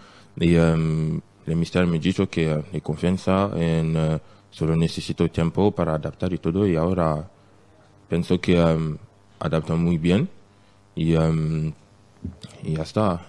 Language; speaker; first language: Spanish; non-native, learner; French